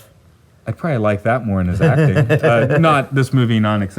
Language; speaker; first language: English; native; English